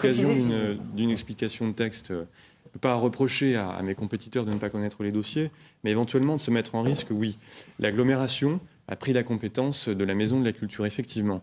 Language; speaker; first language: French; native; French